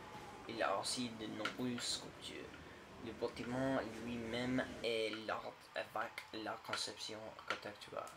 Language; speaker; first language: French; non-native, learner; English